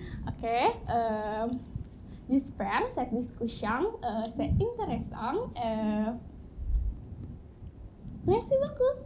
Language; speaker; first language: French; non-native, learner; Indonesian